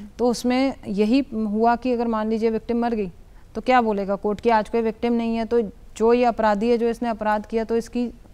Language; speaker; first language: Hindi; native; Hindi